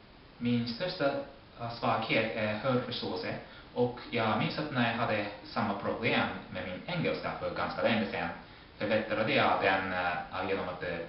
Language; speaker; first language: Swedish; non-native, fluent; Japanese